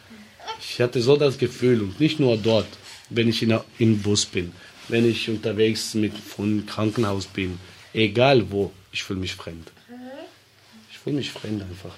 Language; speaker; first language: German; early bilingual, other home language; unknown